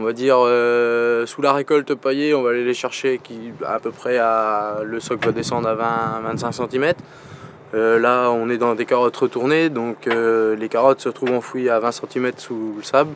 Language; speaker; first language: French; native; French